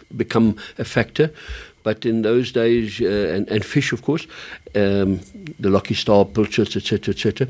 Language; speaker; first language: English; early bilingual, other home language; German